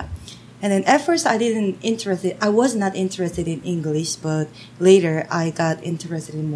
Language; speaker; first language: English; non-native, fluent; Korean